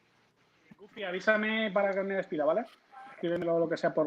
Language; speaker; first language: Spanish; native; Spanish